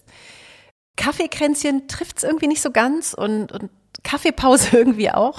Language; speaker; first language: German; native; German